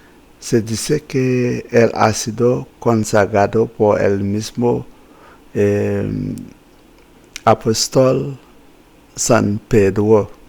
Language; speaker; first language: Spanish; non-native, fluent; Haitian Creole